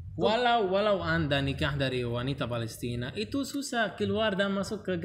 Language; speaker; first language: Indonesian; non-native, learner; Arabic